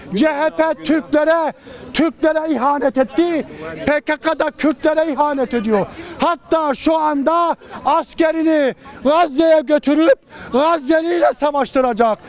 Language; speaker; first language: Turkish; native; Turkish